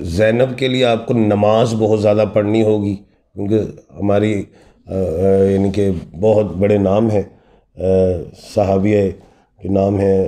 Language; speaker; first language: Urdu; non-native, local second language; Punjabi